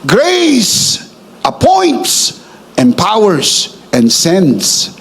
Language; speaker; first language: English; non-native, local second language; Filipino